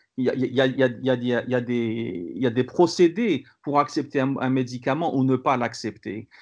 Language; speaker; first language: French; non-native, local second language; Kabyle